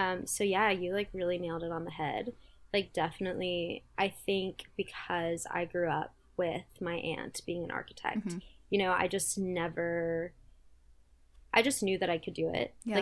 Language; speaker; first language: English; early bilingual, other home language; Spanish